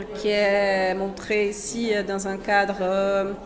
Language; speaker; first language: French; non-native, fluent; Portuguese